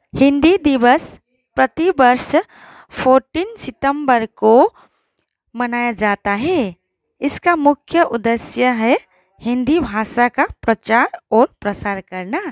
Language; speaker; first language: Hindi; non-native, local second language; Assamese